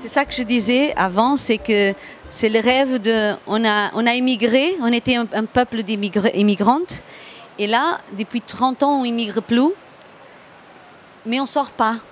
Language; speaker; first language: French; non-native, fluent; Portuguese